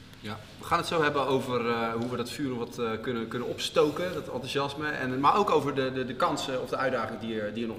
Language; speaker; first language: Dutch; native; Dutch